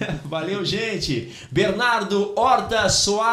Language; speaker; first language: Portuguese; native; Portuguese